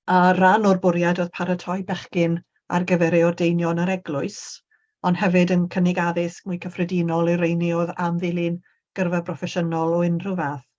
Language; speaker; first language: Welsh; native; Welsh